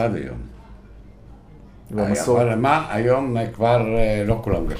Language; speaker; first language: Hebrew; non-native, local second language; Arabic